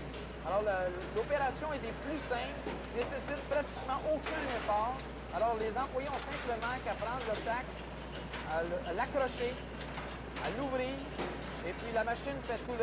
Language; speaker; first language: French; native; French